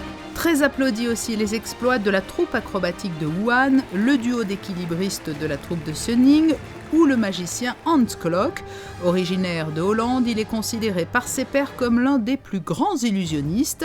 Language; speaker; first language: French; native; French